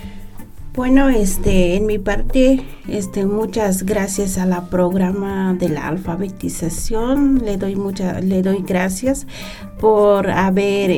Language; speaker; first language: Spanish; non-native, local second language; Tzeltal